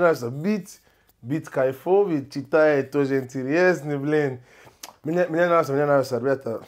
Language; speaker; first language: Russian; non-native, learner; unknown